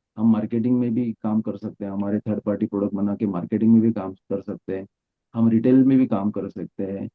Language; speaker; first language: Hindi; non-native, local second language; Marathi